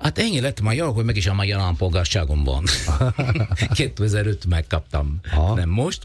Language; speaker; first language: Hungarian; non-native, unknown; Italian